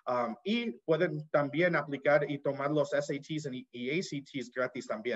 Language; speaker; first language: Spanish; early bilingual, heritage; Spanish